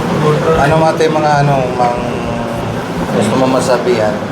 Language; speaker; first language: Filipino; non-native, learner; Punjabi